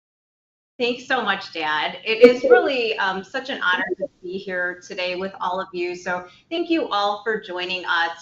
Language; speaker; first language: English; native; English